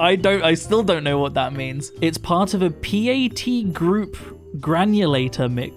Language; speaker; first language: English; native; English